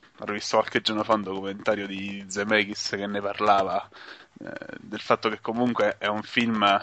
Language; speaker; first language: Italian; native; Italian